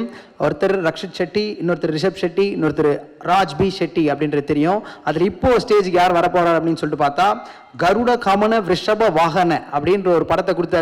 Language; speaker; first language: Tamil; native; Tamil